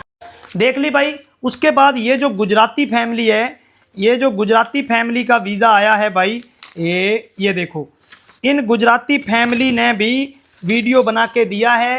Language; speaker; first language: Hindi; native; Hindi